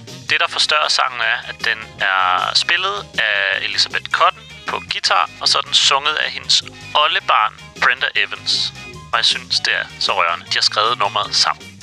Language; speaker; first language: Danish; native; Danish